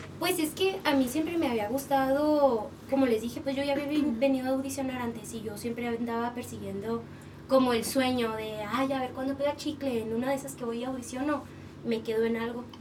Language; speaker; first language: Spanish; native; Spanish